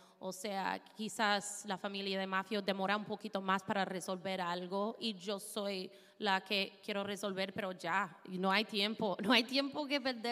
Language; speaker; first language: Spanish; non-native, fluent; English